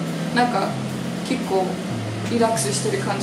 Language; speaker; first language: Japanese; non-native, fluent; English